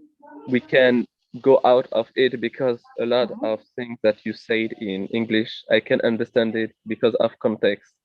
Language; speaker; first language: English; non-native, fluent; French